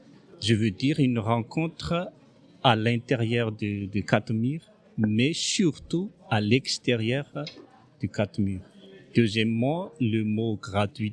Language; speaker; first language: French; non-native, local second language; Malagasy